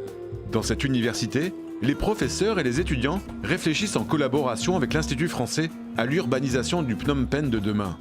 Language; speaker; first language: French; native; French